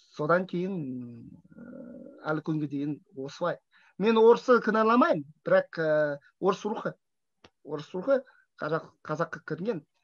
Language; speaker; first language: Kazakh; non-native, fluent; Russian